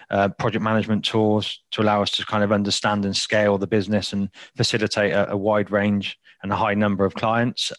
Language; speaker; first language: English; native; English